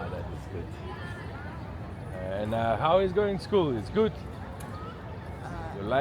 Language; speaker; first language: English; non-native, learner; Macedonian